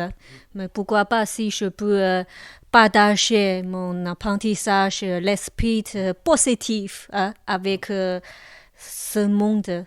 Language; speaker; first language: French; non-native, local second language; Chinese